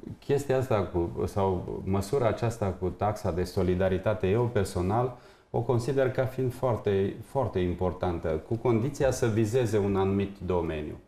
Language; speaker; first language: Romanian; native; Romanian